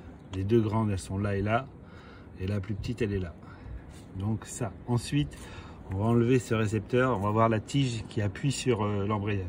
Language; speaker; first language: French; native; French